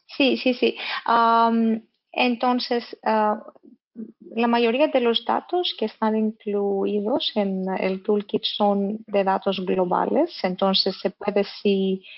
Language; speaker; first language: Spanish; non-native, fluent; English